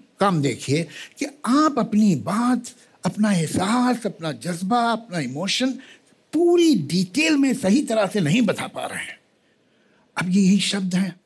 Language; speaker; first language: Hindi; native; Hindi